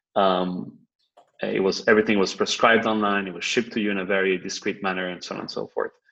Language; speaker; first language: English; non-native, fluent; Spanish